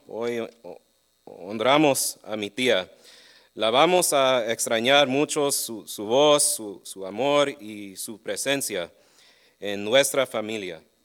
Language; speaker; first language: Spanish; early bilingual, heritage; Spanish